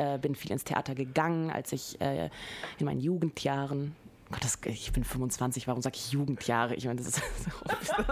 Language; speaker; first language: German; non-native, fluent; French